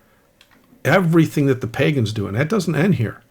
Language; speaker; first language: English; native; English